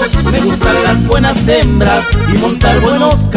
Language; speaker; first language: Spanish; native; Spanish